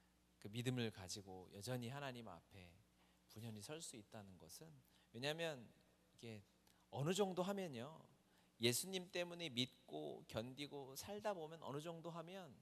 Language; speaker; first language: Korean; native; Korean